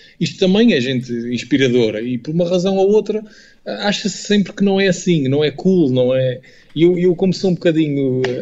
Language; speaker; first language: Portuguese; native; Portuguese